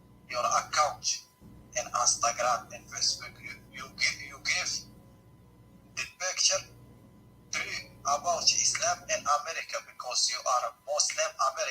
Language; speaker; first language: English; non-native, learner; Arabic